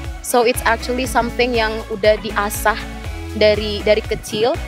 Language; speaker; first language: Indonesian; early bilingual, heritage; Indonesian